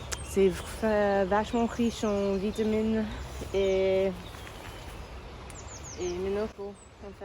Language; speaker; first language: French; non-native, learner; English